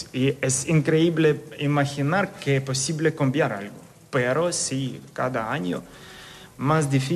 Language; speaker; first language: Spanish; non-native, fluent; Ukrainian